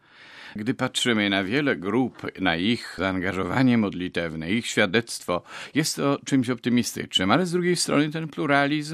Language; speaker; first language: Polish; native; Polish